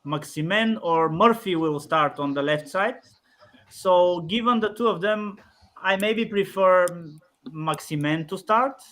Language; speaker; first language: English; non-native, fluent; Bulgarian